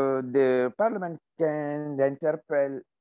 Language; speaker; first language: English; non-native, learner; Arabic